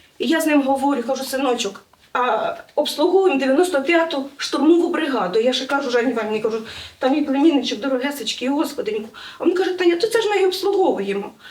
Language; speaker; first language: Ukrainian; native; Ukrainian